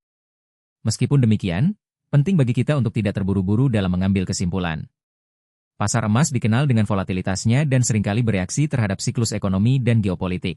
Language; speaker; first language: Indonesian; native; Indonesian